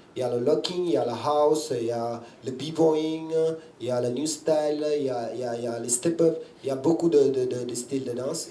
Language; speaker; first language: French; non-native, local second language; Wolof